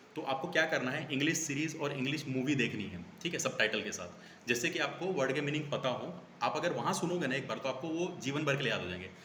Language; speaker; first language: Hindi; native; Hindi